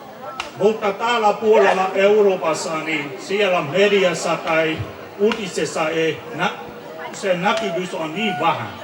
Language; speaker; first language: Finnish; non-native, fluent; Burmese